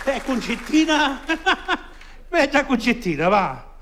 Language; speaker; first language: Italian; early bilingual, heritage; French